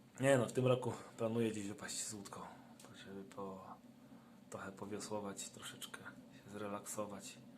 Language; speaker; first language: Polish; native; Polish